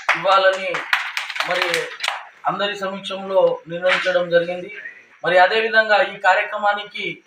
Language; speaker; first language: Telugu; non-native, local second language; Lambadi